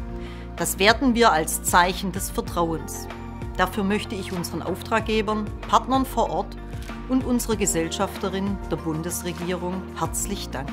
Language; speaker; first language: German; native; German